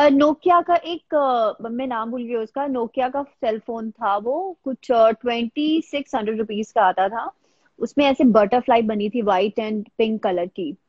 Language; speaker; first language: Hindi; native; Hindi